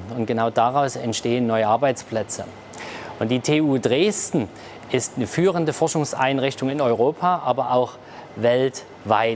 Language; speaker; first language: German; native; German